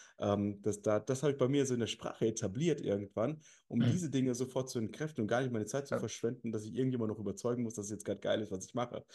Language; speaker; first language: German; early bilingual, other home language; Russian